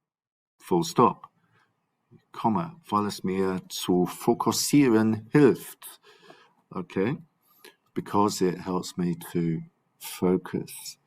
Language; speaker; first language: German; non-native, fluent; English